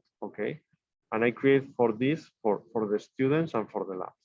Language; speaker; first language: English; non-native, learner; Spanish